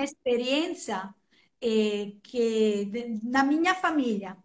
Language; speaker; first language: Portuguese; non-native, fluent; Italian